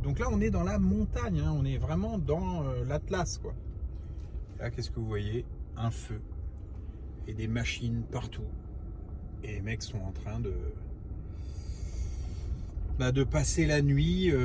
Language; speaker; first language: French; native; French